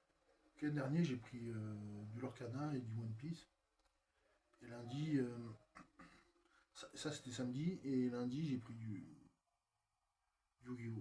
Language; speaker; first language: French; native; French